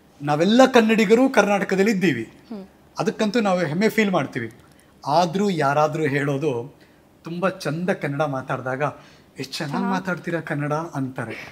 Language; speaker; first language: Kannada; native; Kannada